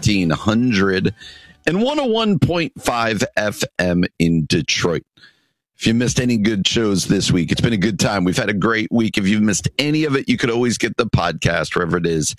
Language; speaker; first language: English; native; English